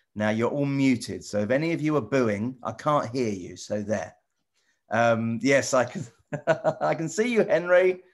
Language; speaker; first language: English; native; English